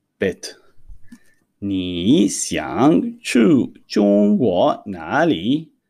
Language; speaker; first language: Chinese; non-native, fluent; Hebrew